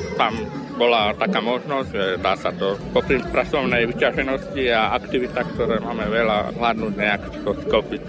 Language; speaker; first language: Slovak; native; Slovak